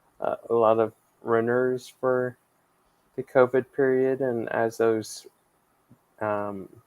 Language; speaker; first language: English; native; English